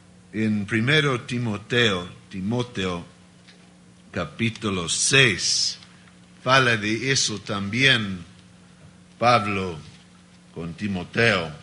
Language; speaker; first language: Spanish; non-native, learner; Portuguese